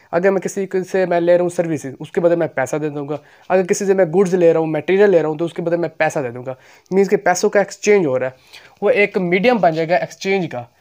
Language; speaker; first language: Urdu; non-native, local second language; Punjabi